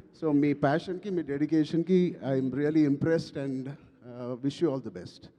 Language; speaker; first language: Telugu; native; Telugu